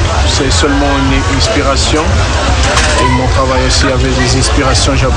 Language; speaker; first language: French; non-native, fluent; Portuguese